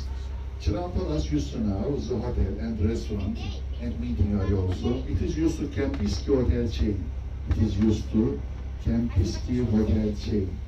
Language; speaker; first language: English; non-native, learner; Turkish